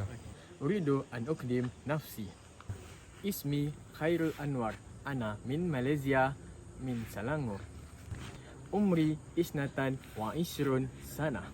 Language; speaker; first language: Arabic; non-native, learner; Malay